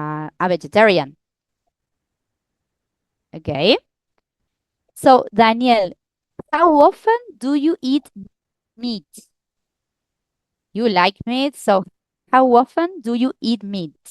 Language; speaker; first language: English; non-native, fluent; Spanish